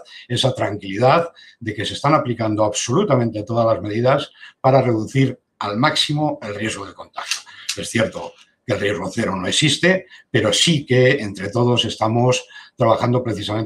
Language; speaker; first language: Spanish; native; Spanish